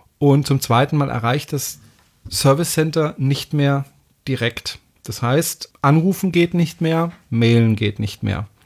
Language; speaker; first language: German; non-native, fluent; French